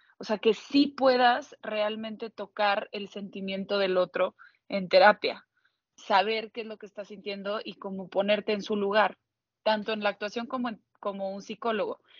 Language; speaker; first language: Spanish; native; Spanish